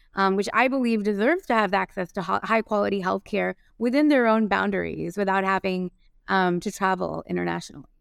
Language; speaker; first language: English; native; English